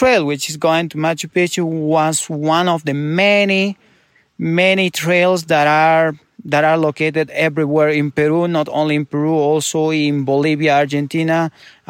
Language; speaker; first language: English; non-native, fluent; Spanish